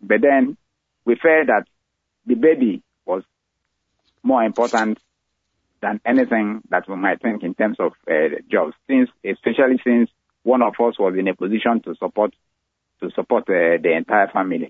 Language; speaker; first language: English; non-native, local second language; Igbo